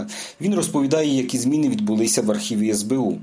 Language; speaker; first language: Ukrainian; native; Ukrainian